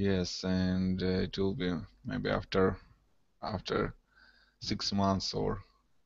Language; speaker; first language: English; non-native, learner; Russian